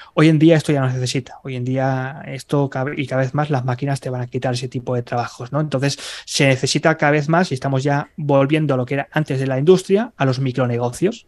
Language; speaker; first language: Spanish; native; Spanish